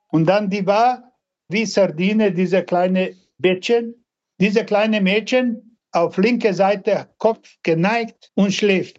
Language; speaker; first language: German; non-native, learner; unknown